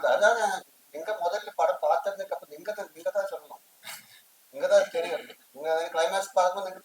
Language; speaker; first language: Tamil; non-native, learner; Malayalam